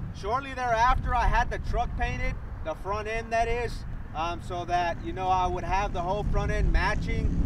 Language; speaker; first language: English; early bilingual, other home language; Spanish